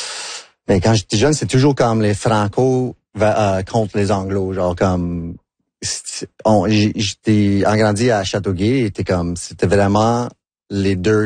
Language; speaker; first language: French; non-native, local second language; English